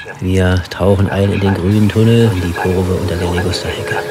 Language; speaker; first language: German; native; German